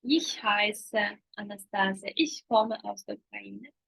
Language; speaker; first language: German; non-native, fluent; Ukrainian